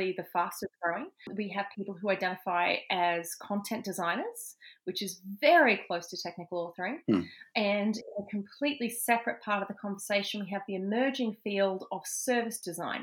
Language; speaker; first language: English; native; English